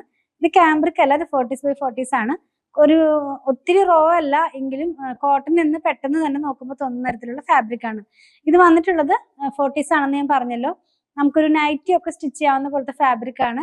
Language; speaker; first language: Malayalam; native; Malayalam